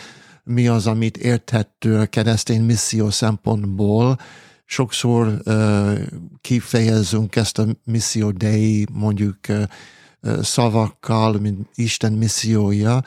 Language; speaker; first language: Hungarian; non-native, fluent; English